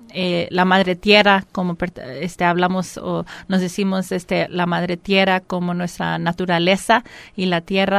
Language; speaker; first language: Spanish; early bilingual, heritage; Spanish